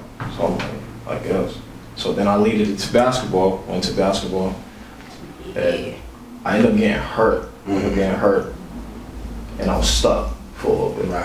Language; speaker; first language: English; native; English